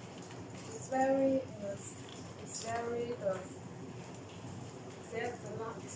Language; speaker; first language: English; non-native, learner; Chinese